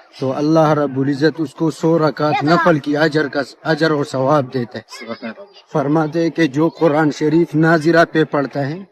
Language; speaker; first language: Urdu; native; Urdu